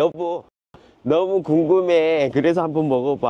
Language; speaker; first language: Korean; native; Korean